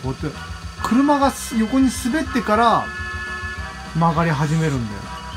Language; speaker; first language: Japanese; native; Japanese